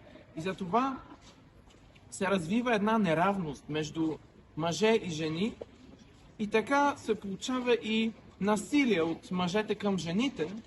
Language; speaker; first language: Bulgarian; early bilingual, heritage; Bulgarian